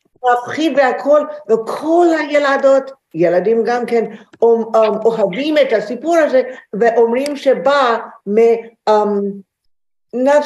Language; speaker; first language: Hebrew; non-native, learner; English